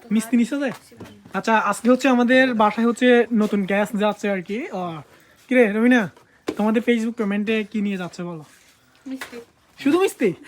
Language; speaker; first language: Bangla; native; Bangla